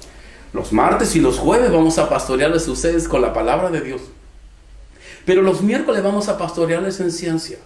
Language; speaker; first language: Spanish; native; Spanish